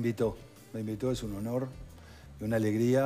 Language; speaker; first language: Spanish; native; Spanish